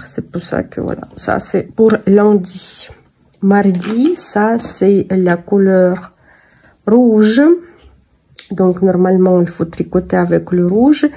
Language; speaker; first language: French; non-native, fluent; Russian